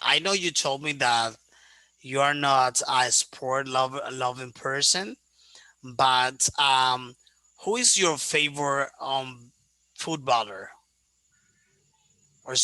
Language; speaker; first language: English; non-native, local second language; Filipino